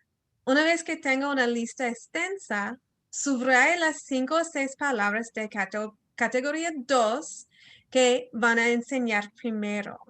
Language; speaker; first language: Spanish; early bilingual, heritage; Spanish